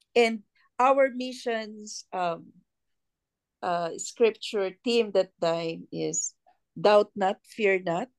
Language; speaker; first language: English; non-native, local second language; Filipino